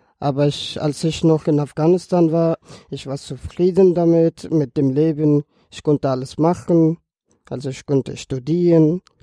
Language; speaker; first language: German; non-native, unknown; Persian